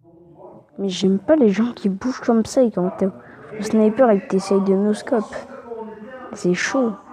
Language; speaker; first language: French; native; French